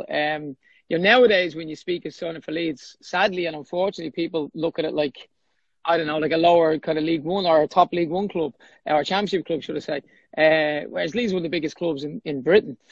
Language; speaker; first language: English; native; English